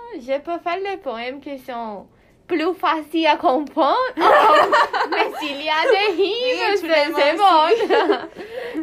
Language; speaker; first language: French; non-native, learner; Portuguese